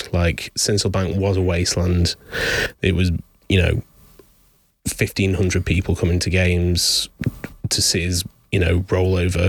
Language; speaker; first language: English; native; English